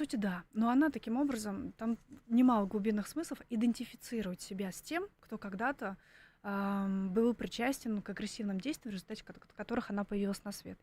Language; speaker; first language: Russian; native; Russian